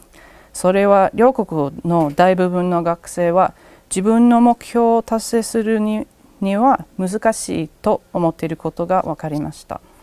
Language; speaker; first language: Japanese; non-native, learner; English